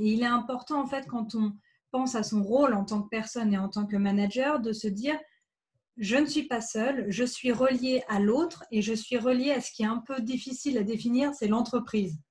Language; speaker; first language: French; native; French